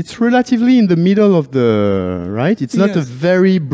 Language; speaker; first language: English; non-native, fluent; French